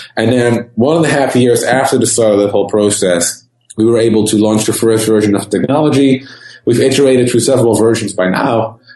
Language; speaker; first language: English; non-native, fluent; Dutch